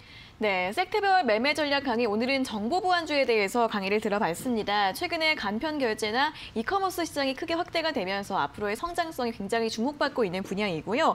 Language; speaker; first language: Korean; native; Korean